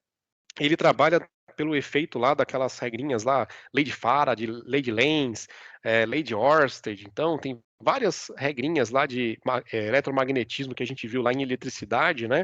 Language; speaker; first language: Portuguese; native; Portuguese